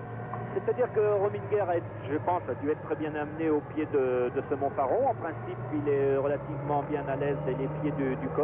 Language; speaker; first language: French; native; French